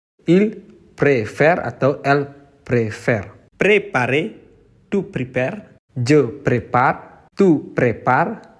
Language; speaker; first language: French; non-native, fluent; Indonesian